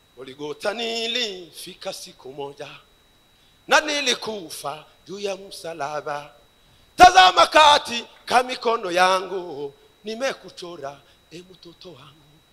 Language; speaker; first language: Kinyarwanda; early bilingual, heritage; Kinyarwanda